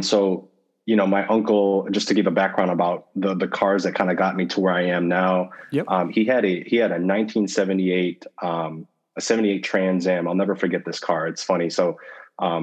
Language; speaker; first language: English; native; English